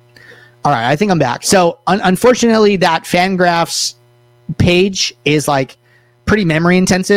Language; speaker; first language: English; native; English